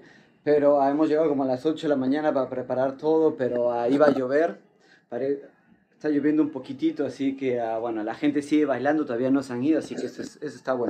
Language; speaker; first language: Spanish; native; Spanish